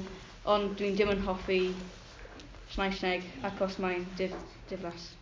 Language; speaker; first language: Welsh; non-native, learner; English